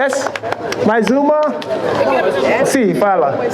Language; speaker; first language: Portuguese; non-native, fluent; Wolof